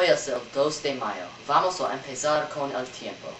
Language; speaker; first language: Spanish; non-native, learner; English